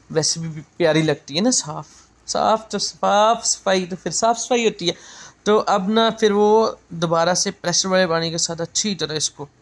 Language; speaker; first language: Urdu; non-native, local second language; Punjabi